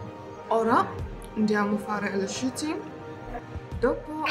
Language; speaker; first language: Italian; non-native, learner; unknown